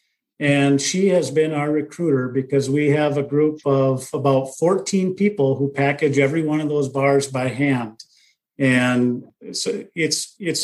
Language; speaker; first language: English; native; English